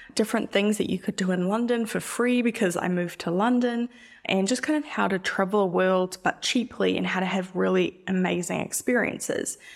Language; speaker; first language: English; native; English